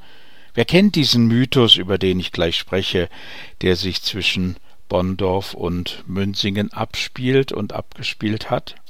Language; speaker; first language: German; native; German